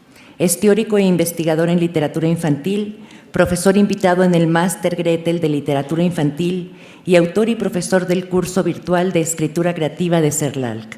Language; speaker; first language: Spanish; native; Spanish